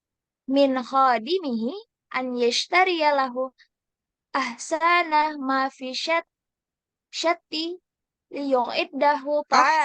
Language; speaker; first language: Arabic; non-native, learner; Indonesian